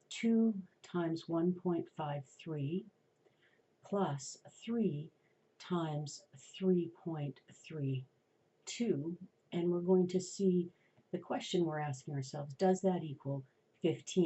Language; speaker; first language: English; native; English